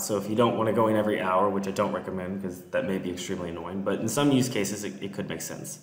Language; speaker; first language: English; native; English